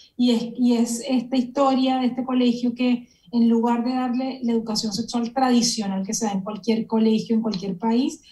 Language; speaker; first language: Spanish; native; Spanish